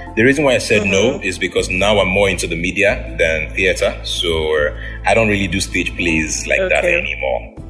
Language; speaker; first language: English; non-native, local second language; Yoruba